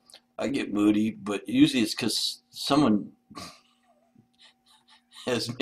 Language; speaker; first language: English; native; English